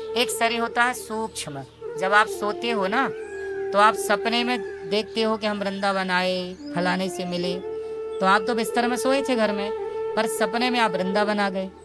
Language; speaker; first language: Hindi; native; Hindi